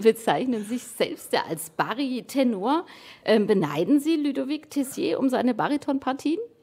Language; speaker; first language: German; native; German